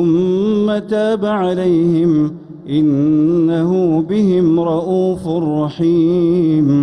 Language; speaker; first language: Arabic; native; Arabic